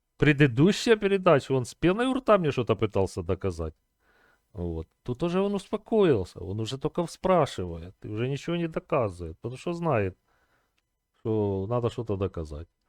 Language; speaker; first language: Russian; non-native, local second language; Ukrainian